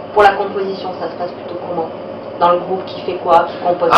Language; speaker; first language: French; native; French